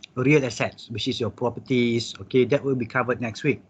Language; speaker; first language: English; non-native, local second language; Malay